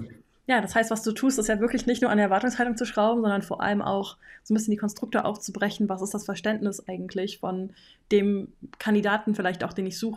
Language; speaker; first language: German; native; German